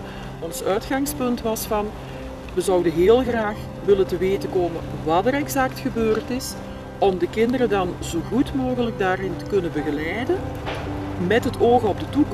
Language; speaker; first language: Dutch; native; Dutch